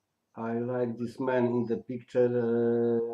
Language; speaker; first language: English; non-native, learner; Polish